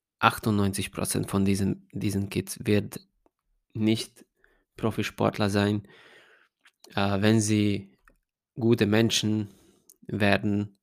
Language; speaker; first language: German; non-native, fluent; Hungarian